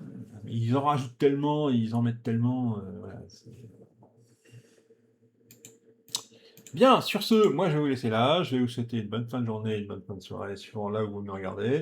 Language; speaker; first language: French; native; French